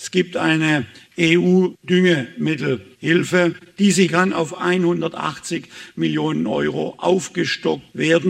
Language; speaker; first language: German; native; German